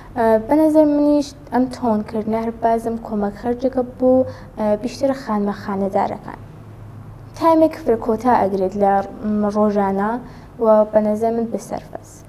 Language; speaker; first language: Central Kurdish; native; Central Kurdish